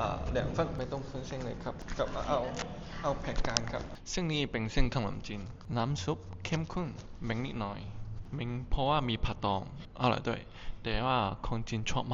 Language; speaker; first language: Thai; non-native, learner; Chinese